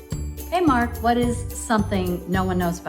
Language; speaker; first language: English; native; English